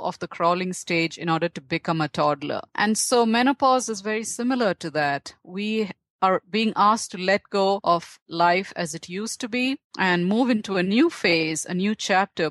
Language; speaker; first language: English; non-native, local second language; Tamil